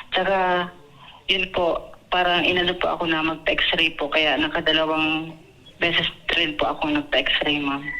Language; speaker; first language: Filipino; non-native, local second language; Bikol